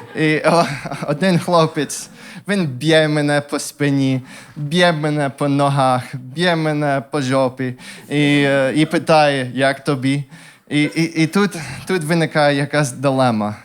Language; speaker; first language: Ukrainian; non-native, fluent; English